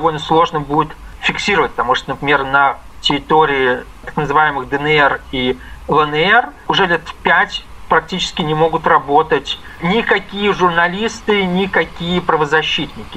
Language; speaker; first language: Russian; native; Russian